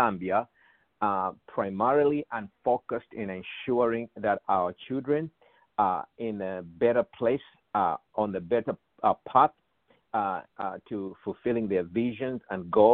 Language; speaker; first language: English; non-native, local second language; Bemba